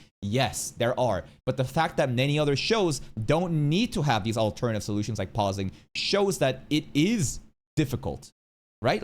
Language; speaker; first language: English; native; English